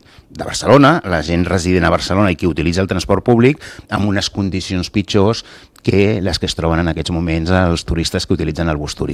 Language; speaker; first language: Catalan; native; Catalan